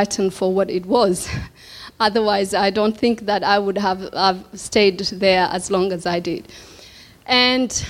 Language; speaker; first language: English; non-native, local second language; Somali